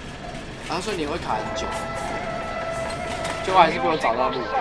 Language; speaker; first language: Chinese; native; Chinese